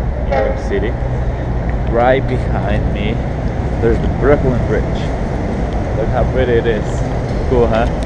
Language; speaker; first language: English; non-native, learner; Portuguese